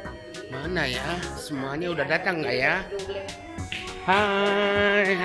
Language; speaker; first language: Indonesian; non-native, fluent; Japanese